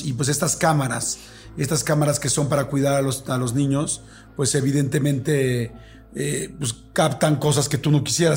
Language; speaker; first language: Spanish; native; Spanish